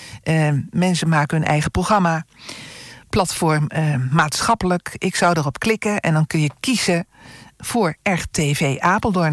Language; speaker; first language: Dutch; native; Dutch